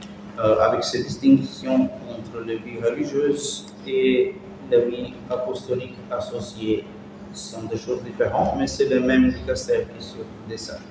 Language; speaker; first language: French; non-native, fluent; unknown